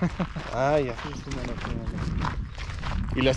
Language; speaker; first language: Spanish; non-native, fluent; Danish